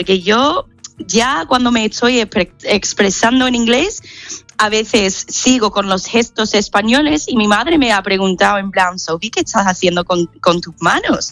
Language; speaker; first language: Spanish; non-native, fluent; English